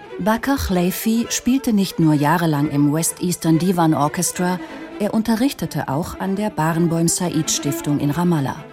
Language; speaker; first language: German; native; German